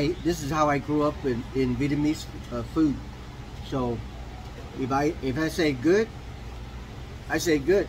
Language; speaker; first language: English; non-native, fluent; Vietnamese